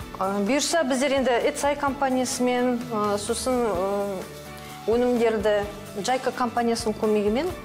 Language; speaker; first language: Kazakh; native; Kazakh